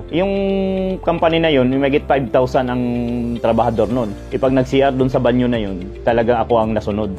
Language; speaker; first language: Filipino; non-native, local second language; Cebuano